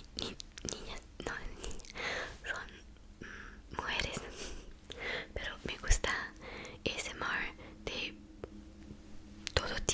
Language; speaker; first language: Spanish; non-native, fluent; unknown